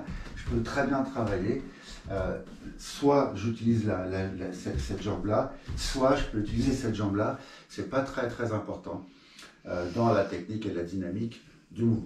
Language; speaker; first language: French; native; French